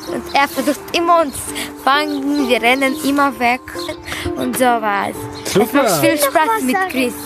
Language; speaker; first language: German; early bilingual, other home language; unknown